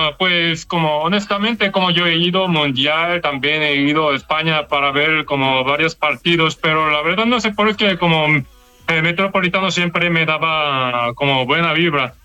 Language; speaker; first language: Spanish; non-native, learner; Korean